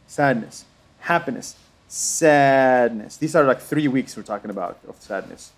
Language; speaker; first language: English; non-native, fluent; Arabic